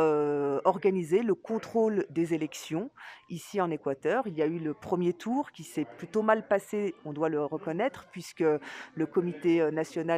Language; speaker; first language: French; native; French